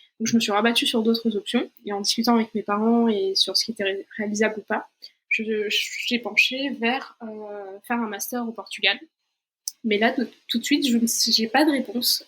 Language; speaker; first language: French; non-native, fluent; Portuguese